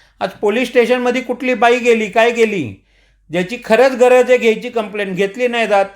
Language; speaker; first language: Marathi; non-native, local second language; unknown